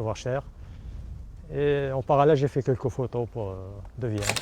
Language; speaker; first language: French; non-native, local second language; Arabic